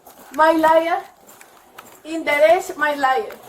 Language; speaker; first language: English; non-native, learner; Spanish